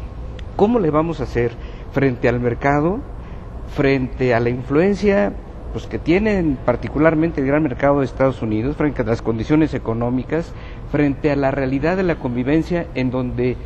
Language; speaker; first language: Spanish; native; Spanish